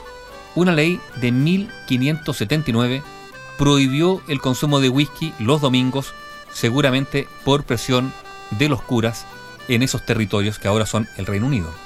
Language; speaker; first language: Spanish; native; Spanish